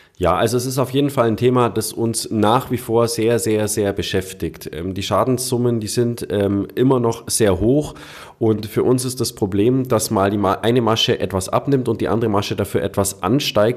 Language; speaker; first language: German; native; German